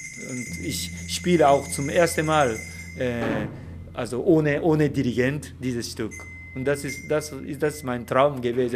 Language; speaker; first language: German; non-native, fluent; Japanese